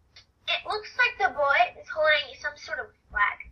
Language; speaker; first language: English; native; English